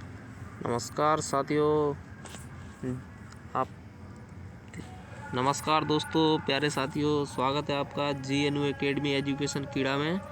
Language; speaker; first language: Hindi; native; Hindi